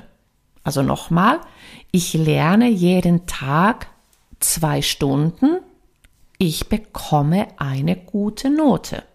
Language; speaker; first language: German; non-native, fluent; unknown